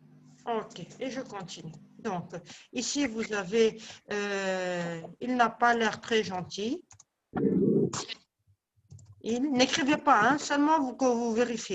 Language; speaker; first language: French; non-native, local second language; Arabic